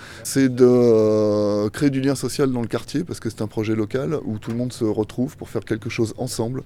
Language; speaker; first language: French; native; French